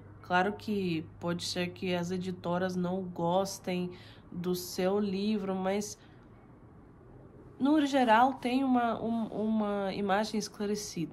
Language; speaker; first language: Portuguese; non-native, fluent; Russian